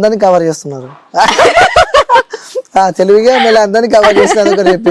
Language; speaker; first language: Telugu; native; Telugu